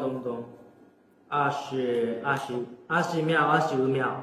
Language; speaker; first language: Chinese; non-native, learner; Japanese